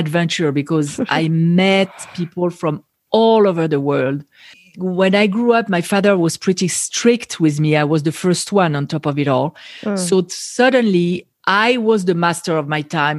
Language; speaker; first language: English; non-native, fluent; French